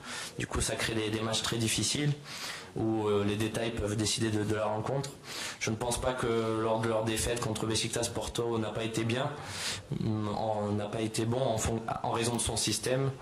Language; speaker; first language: French; native; French